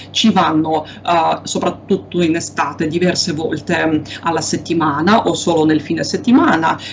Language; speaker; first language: Italian; non-native, fluent; Russian